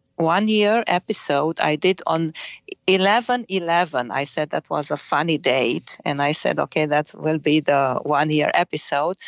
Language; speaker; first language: English; non-native, fluent; Romanian